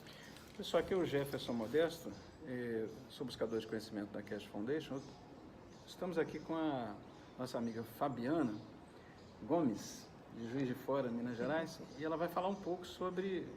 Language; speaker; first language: Portuguese; native; Portuguese